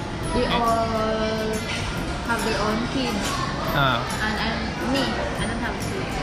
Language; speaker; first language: English; non-native, local second language; Cebuano